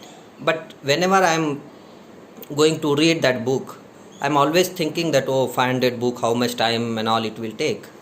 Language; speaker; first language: English; non-native, local second language; Hindi